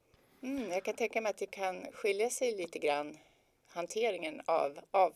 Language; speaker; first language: Swedish; native; Swedish